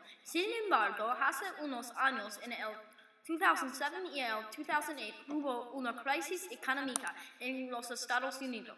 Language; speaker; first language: Spanish; non-native, learner; English